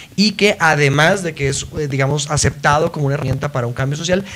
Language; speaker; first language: Spanish; native; Spanish